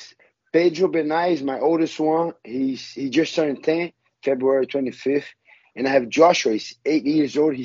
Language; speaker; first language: English; non-native, learner; Portuguese